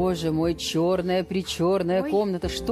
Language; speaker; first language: Russian; native; Russian